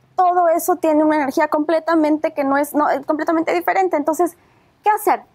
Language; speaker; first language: Spanish; native; Spanish